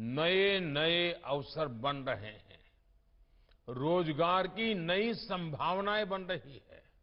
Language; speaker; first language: Hindi; non-native, local second language; Gujarati